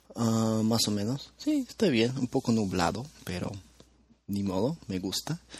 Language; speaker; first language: Spanish; non-native, fluent; English